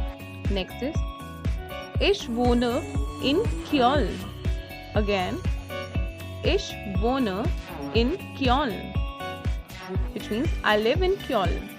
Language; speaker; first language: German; non-native, learner; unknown